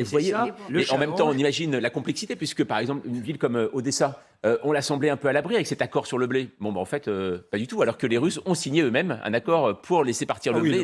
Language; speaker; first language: French; native; French